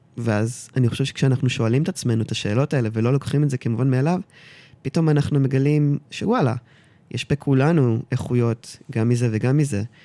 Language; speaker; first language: Hebrew; early bilingual, heritage; Hebrew